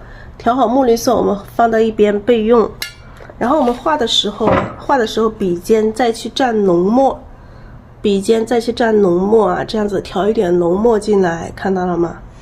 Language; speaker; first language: Chinese; native; Chinese